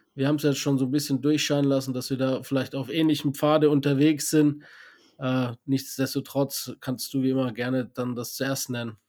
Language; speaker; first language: German; native; German